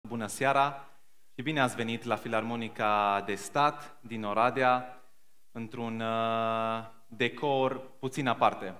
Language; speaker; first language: Romanian; native; Romanian